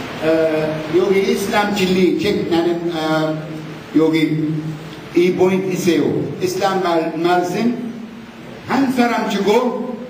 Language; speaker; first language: Korean; non-native, learner; Arabic